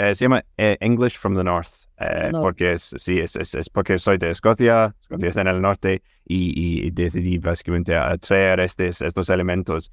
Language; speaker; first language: Spanish; non-native, fluent; English